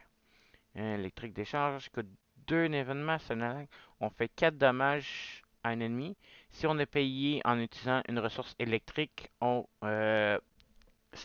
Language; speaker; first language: French; native; French